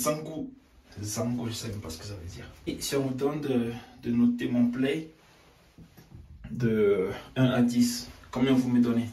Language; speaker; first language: French; non-native, local second language; Ewe